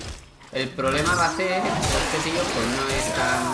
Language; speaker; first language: Spanish; native; Spanish